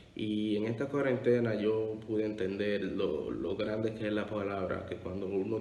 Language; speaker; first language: Spanish; native; Spanish